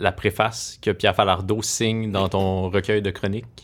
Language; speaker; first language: French; native; French